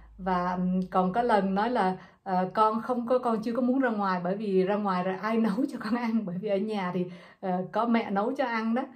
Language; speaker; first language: Vietnamese; native; Vietnamese